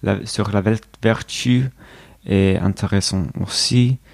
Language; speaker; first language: French; non-native, learner; English